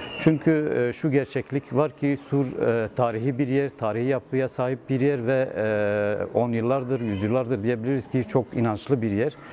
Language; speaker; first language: Turkish; non-native, local second language; Kurdish